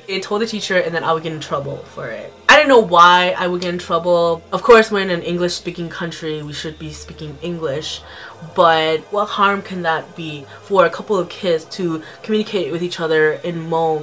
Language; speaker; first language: English; early bilingual, other home language; Hmong